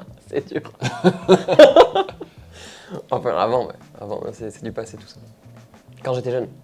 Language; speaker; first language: French; native; French